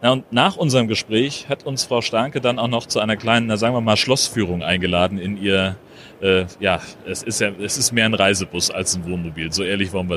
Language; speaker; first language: German; native; German